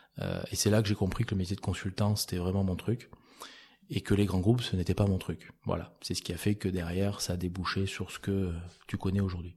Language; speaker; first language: French; native; French